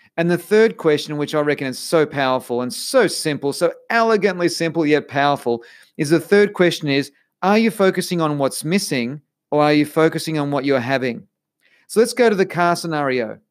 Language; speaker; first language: English; native; English